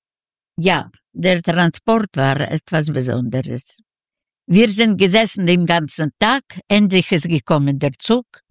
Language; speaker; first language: German; non-native, learner; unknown